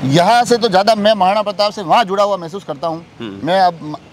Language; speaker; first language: Hindi; native; Hindi